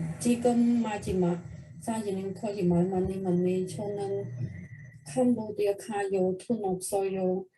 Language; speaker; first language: Korean; non-native, learner; Khmer